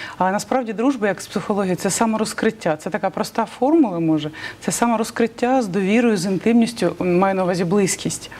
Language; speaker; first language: Ukrainian; non-native, local second language; Russian